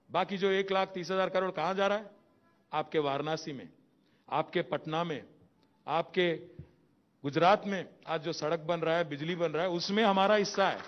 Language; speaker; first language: Hindi; non-native, local second language; Telugu